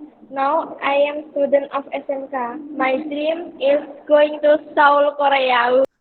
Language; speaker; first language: English; non-native, learner; Indonesian